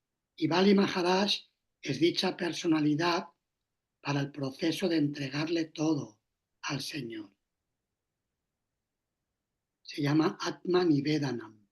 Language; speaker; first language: Spanish; native; Spanish